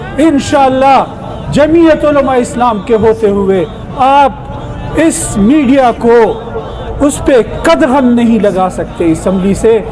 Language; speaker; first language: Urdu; non-native, local second language; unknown